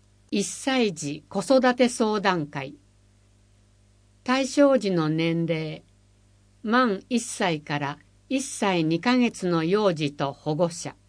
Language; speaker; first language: Japanese; native; Japanese